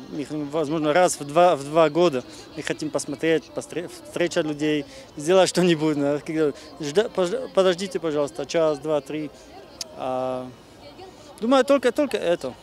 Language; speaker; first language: Russian; non-native, learner; Slovak